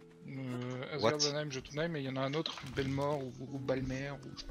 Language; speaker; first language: French; native; French